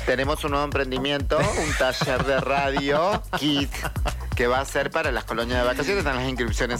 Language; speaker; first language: Spanish; native; Spanish